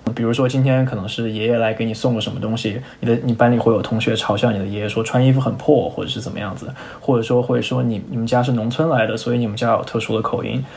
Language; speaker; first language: Chinese; native; Chinese